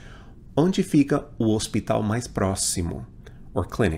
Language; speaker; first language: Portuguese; non-native, fluent; English